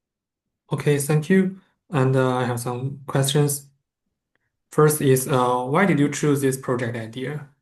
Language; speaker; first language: English; non-native, fluent; Chinese